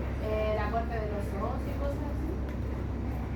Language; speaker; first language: Spanish; native; Spanish